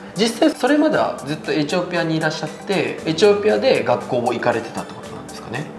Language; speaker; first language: Japanese; native; Japanese